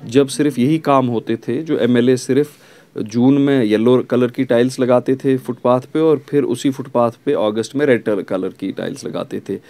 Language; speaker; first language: Hindi; non-native, local second language; Kashmiri